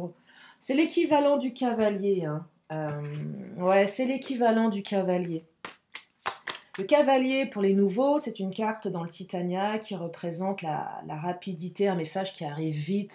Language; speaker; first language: French; native; French